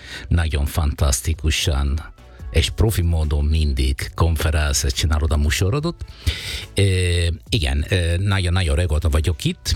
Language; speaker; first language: Hungarian; non-native, fluent; Italian